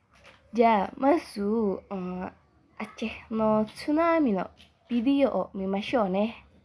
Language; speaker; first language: Japanese; non-native, learner; Indonesian